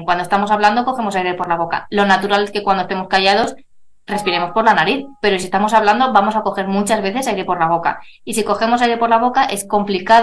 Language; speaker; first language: Spanish; native; Spanish